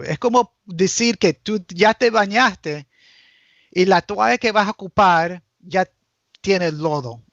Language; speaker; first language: Spanish; early bilingual, heritage; Spanish